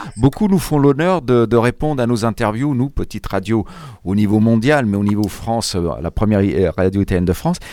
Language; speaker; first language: French; native; French